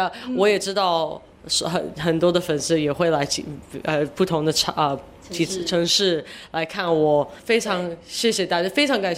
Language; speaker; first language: Chinese; early bilingual, heritage; English